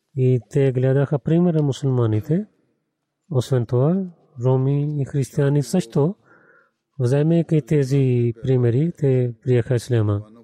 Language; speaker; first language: Bulgarian; non-native, learner; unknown